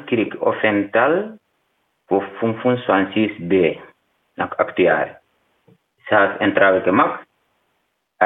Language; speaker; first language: German; non-native, learner; Fula